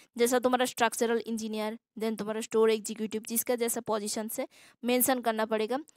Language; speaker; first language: Hindi; non-native, local second language; Assamese